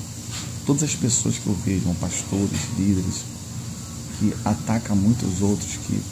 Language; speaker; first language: Portuguese; native; Portuguese